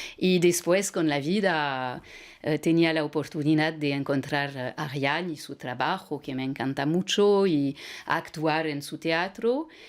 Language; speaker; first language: Spanish; non-native, fluent; French